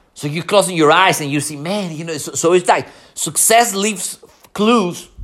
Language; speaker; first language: English; non-native, fluent; Spanish